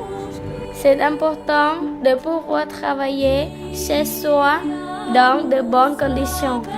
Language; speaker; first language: French; non-native, learner; Khmer